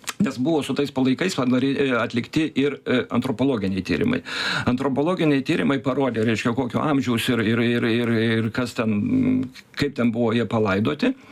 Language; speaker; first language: Lithuanian; native; Lithuanian